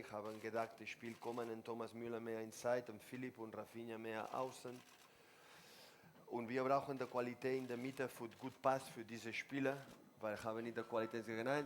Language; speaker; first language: German; non-native, learner; Spanish